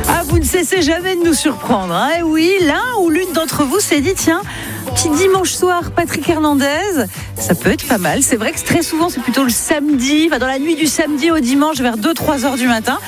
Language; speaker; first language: French; native; French